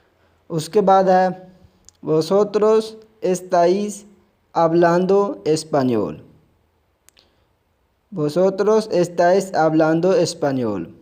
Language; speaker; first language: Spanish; non-native, fluent; Urdu